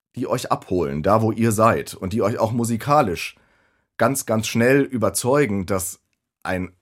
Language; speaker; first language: German; native; German